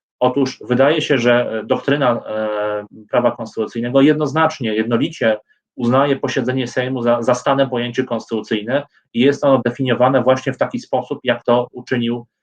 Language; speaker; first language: Polish; native; Polish